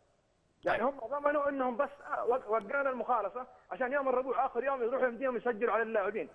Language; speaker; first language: Arabic; native; Arabic